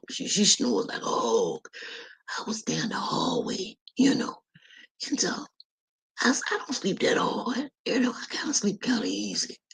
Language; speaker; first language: English; native; English